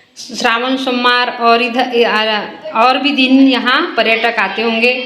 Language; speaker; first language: Hindi; non-native, local second language; Marathi